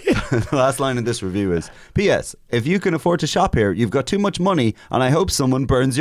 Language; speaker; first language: English; native; English